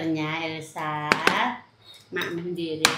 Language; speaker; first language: Indonesian; non-native, local second language; Javanese